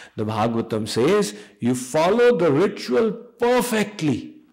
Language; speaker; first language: English; non-native, local second language; Hindi